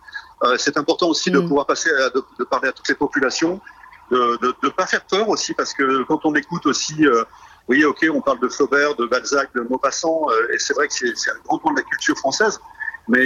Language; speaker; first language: French; native; French